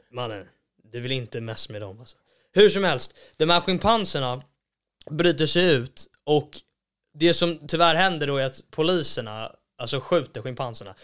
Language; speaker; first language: Swedish; native; Swedish